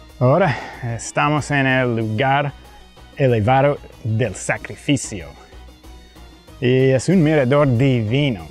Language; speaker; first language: Spanish; non-native, fluent; English